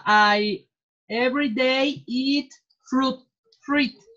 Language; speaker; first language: English; non-native, learner; Spanish